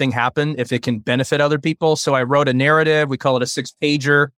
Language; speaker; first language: English; early bilingual, other home language; Chinese